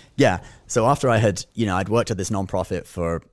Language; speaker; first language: English; native; English